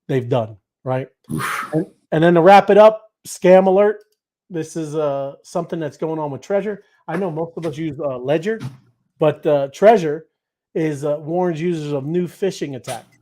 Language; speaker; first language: English; native; English